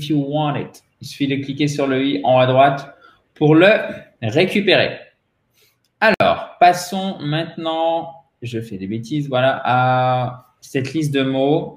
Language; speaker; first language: French; native; French